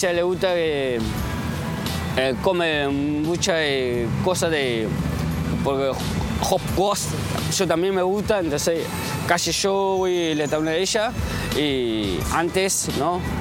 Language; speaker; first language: Spanish; non-native, learner; Chinese